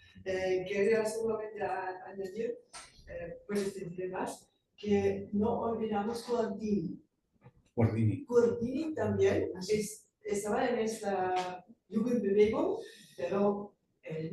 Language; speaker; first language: Spanish; non-native, fluent; German